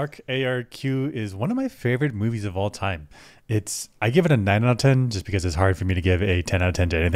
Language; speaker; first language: English; native; English